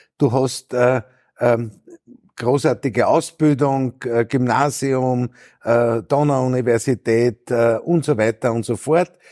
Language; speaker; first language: German; native; German